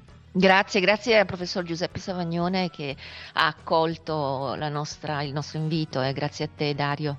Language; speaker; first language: Italian; native; Italian